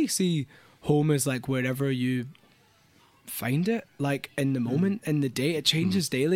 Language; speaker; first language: English; native; English